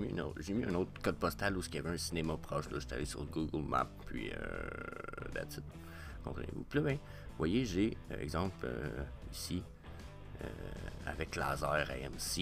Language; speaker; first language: French; native; French